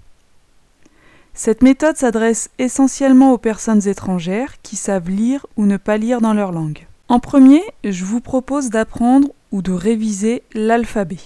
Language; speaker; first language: French; native; French